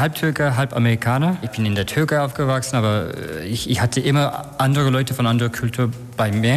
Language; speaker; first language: German; non-native, learner; Turkish